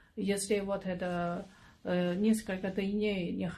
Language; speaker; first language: Russian; non-native, learner; Chinese